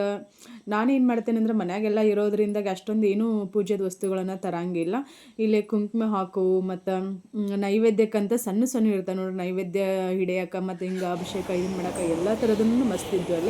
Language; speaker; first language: Kannada; native; Kannada